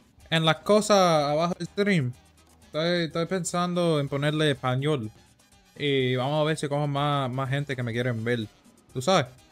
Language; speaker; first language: Spanish; early bilingual, heritage; Spanish